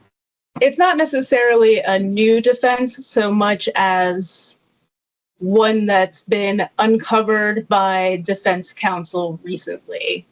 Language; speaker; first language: English; native; English